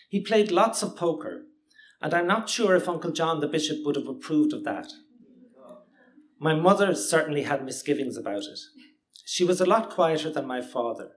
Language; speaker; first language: English; native; English